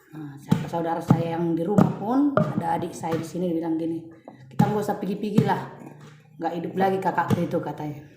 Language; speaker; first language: Indonesian; non-native, local second language; Batak Toba